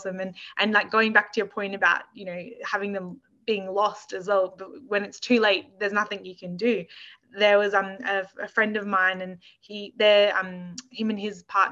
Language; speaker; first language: English; native; English